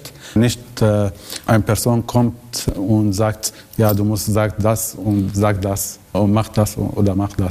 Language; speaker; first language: German; non-native, learner; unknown